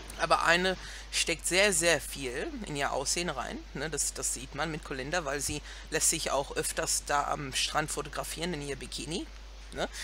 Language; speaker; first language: German; non-native, fluent; English